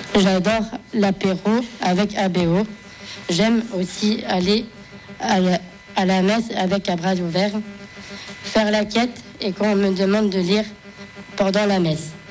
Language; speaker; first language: French; native; French